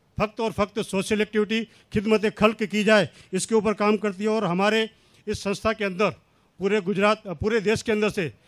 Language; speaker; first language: Hindi; non-native, local second language; Kachhi